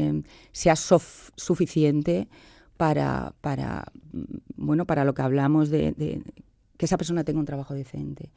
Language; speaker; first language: Spanish; native; Spanish